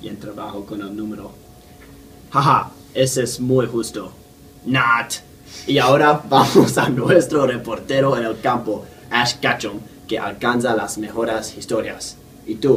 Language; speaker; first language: Spanish; non-native, learner; English